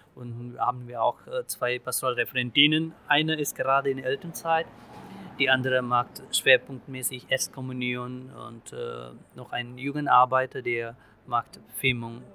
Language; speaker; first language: German; non-native, fluent; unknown